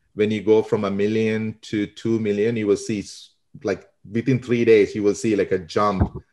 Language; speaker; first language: English; non-native, local second language; Sinhala